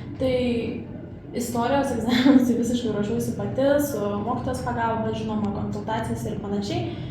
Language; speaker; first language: Lithuanian; native; Lithuanian